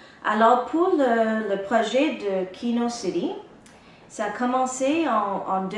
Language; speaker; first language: French; non-native, local second language; English